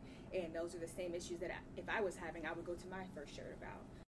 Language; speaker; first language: English; native; English